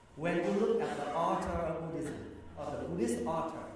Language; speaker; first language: English; early bilingual, other home language; Vietnamese